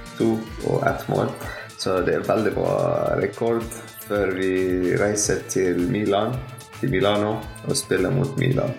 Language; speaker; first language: Norwegian; non-native, fluent; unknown